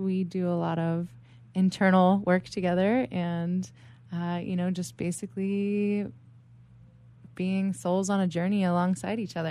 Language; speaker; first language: English; native; English